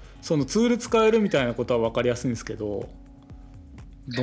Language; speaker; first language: Japanese; native; Japanese